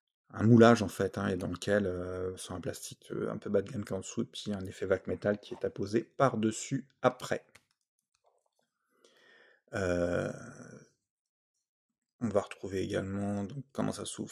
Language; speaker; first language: French; native; French